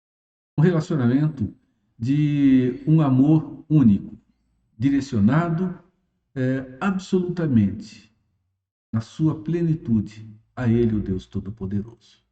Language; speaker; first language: Portuguese; native; Portuguese